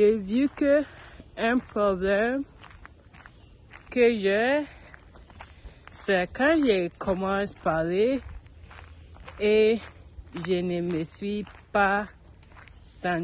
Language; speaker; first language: French; non-native, learner; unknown